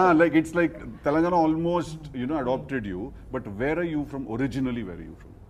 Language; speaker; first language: Telugu; native; Telugu